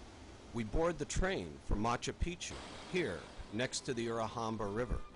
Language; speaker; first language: English; native; English